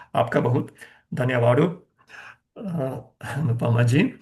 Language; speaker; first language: Hindi; non-native, fluent; Ukrainian